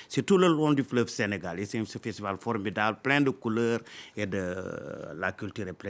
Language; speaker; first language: French; non-native, local second language; Fula